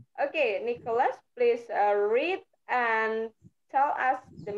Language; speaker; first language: English; non-native, fluent; Indonesian